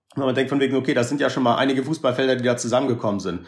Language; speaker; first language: German; native; German